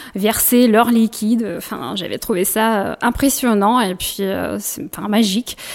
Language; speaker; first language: French; non-native, fluent; Russian